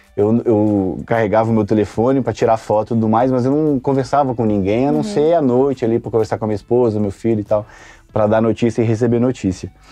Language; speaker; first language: Portuguese; native; Portuguese